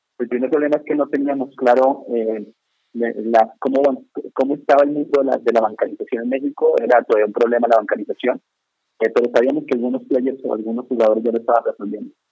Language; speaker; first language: Spanish; native; Spanish